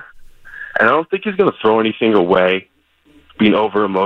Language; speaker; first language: English; native; English